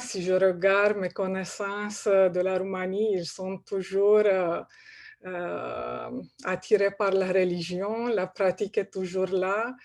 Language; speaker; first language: French; non-native, fluent; Romanian